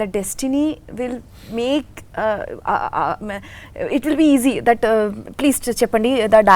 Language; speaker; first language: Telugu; non-native, learner; Bangla